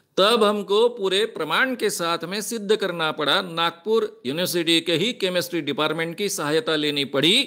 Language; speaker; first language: Hindi; non-native, local second language; Marathi